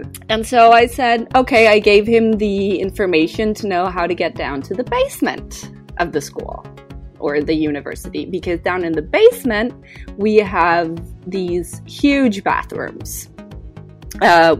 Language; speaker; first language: English; non-native, fluent; Danish